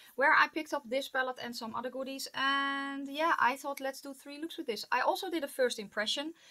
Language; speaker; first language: English; non-native, fluent; Dutch